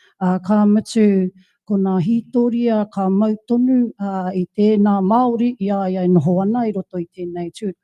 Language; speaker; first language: Māori; native; Māori